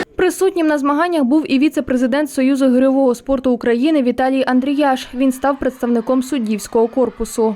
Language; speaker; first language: Ukrainian; native; Ukrainian